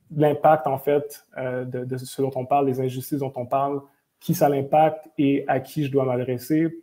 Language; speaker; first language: French; native; French